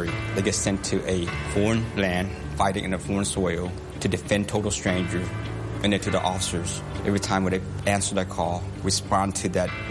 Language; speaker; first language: English; non-native, local second language; Cantonese